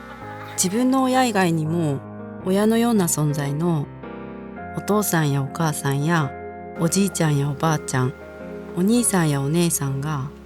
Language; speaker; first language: Japanese; native; Japanese